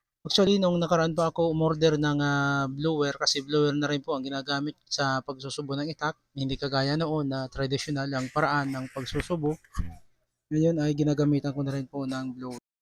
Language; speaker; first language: Filipino; non-native, local second language; Bikol